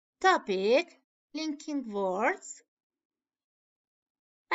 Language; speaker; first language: English; non-native, learner; Spanish